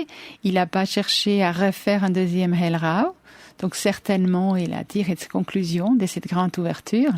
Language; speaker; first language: French; non-native, fluent; Spanish